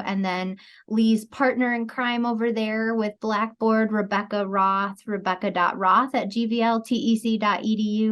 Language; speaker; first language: English; native; English